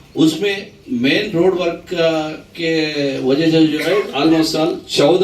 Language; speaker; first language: Hindi; non-native, local second language; Telugu